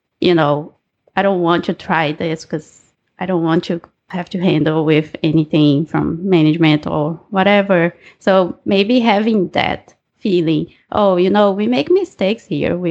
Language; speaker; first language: English; non-native, fluent; Portuguese